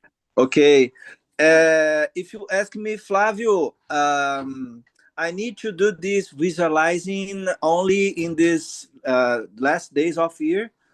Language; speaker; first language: English; non-native, learner; Portuguese